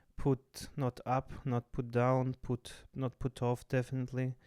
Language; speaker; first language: English; non-native, fluent; Russian